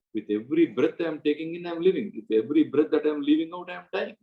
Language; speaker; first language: English; non-native, local second language; Telugu